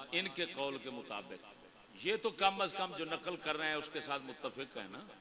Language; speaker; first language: Urdu; non-native, local second language; Punjabi